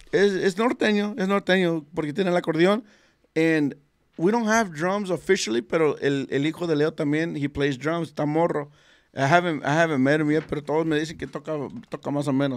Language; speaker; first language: Spanish; early bilingual, other home language; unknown